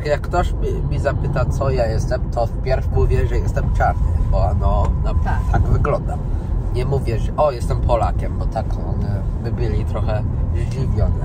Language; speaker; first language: Polish; early bilingual, heritage; Polish